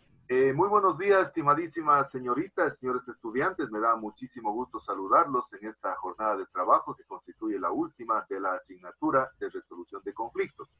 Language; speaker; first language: Spanish; native; Spanish